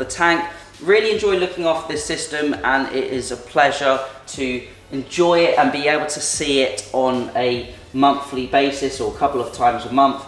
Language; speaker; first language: English; native; English